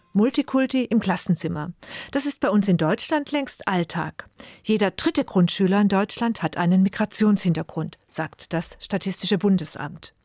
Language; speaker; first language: German; native; German